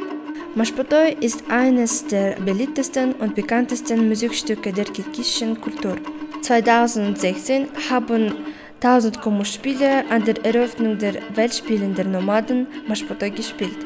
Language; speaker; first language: German; non-native, learner; Kyrgyz